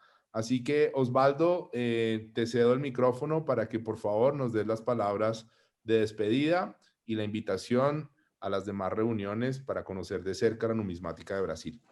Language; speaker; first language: Spanish; native; Spanish